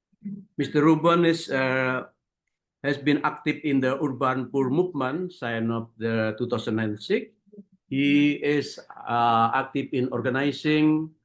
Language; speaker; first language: English; non-native, learner; Indonesian